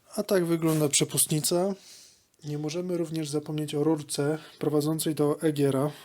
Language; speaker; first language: Polish; native; Polish